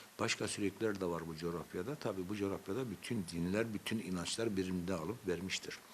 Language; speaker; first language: Turkish; non-native, local second language; Zaza